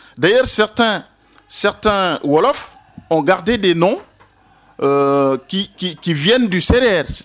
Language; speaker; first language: French; non-native, local second language; Wolof